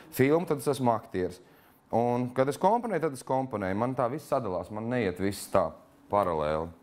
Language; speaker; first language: Latvian; native; Latvian